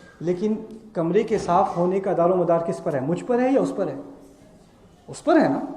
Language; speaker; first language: Urdu; early bilingual, heritage; Urdu